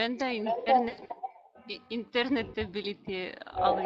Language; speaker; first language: Turkish; non-native, learner; Russian